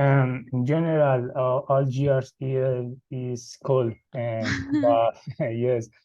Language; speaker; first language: English; non-native, learner; Spanish